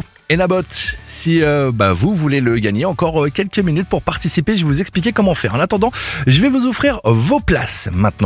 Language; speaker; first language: French; native; French